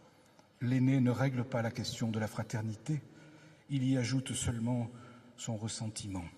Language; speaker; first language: French; native; French